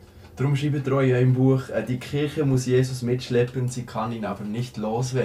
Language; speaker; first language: German; native; German